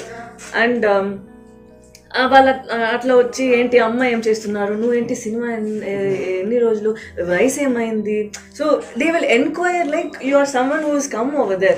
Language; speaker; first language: Telugu; non-native, fluent; Tamil